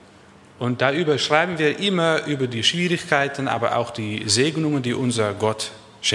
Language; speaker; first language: German; non-native, learner; Dutch